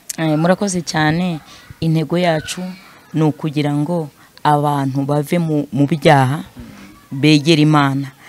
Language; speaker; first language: Kinyarwanda; non-native, fluent; Swahili